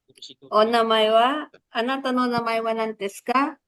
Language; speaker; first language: Japanese; non-native, fluent; Filipino